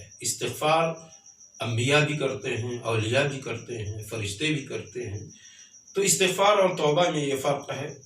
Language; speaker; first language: Urdu; native; Urdu